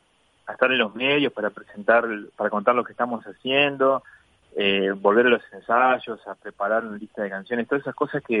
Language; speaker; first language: Spanish; native; Spanish